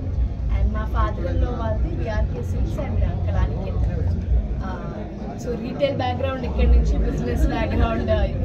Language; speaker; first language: Telugu; native; Telugu